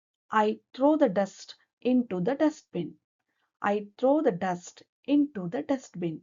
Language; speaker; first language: English; non-native, local second language; Kannada